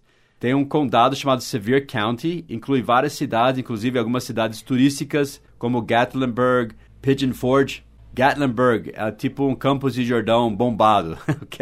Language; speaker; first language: Portuguese; non-native, fluent; English